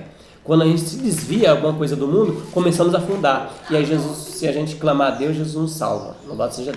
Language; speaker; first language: Portuguese; native; Portuguese